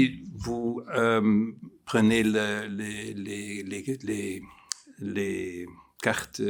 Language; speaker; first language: French; non-native, fluent; German